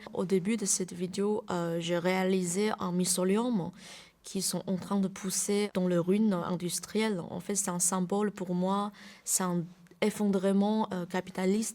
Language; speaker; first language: French; non-native, fluent; Chinese